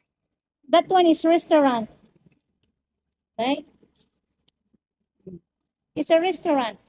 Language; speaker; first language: English; non-native, local second language; Filipino